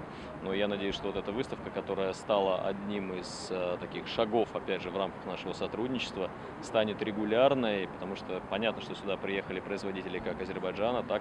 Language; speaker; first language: Russian; native; Russian